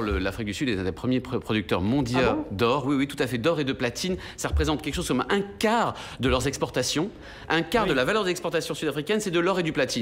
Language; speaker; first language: French; native; French